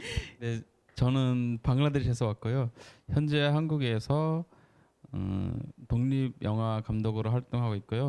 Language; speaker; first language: Korean; non-native, fluent; Bangla